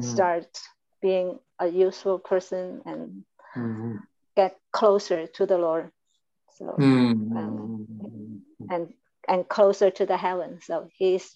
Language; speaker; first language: English; non-native, learner; Chinese